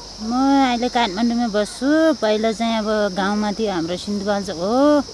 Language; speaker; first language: Nepali; non-native, local second language; Eastern Tamang